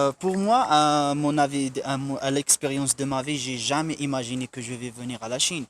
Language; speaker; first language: French; non-native, local second language; Arabic